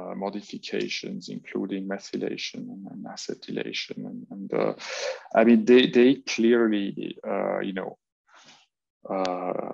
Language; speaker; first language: English; non-native, fluent; French